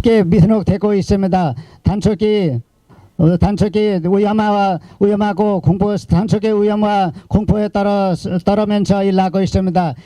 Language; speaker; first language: Korean; non-native, fluent; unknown